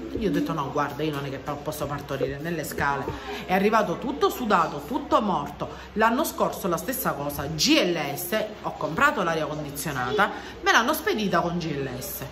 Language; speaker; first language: Italian; early bilingual, other home language; English